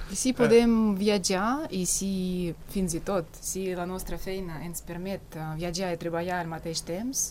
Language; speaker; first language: Catalan; non-native, fluent; Russian